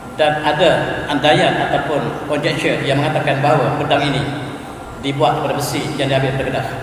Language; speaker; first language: Malay; native; Malay